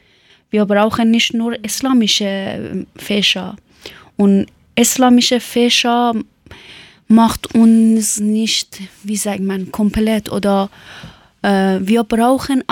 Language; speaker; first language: German; non-native, learner; Persian